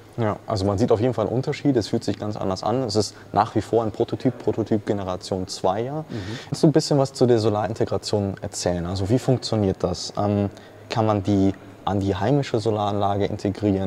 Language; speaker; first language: German; native; German